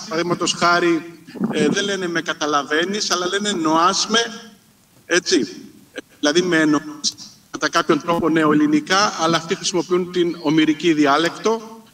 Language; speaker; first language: Greek; native; Greek